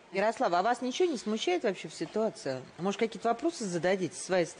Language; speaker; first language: Russian; native; Russian